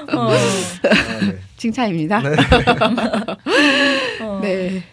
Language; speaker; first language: Korean; non-native, learner; Chinese